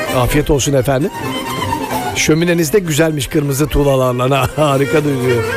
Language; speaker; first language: Turkish; native; Turkish